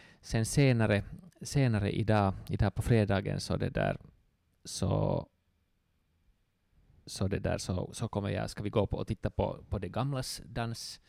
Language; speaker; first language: Swedish; native; Swedish